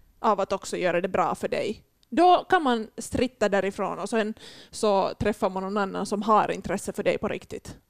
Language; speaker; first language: Swedish; native; Swedish